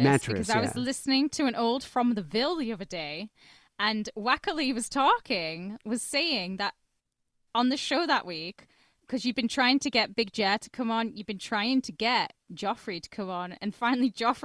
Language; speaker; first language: English; native; English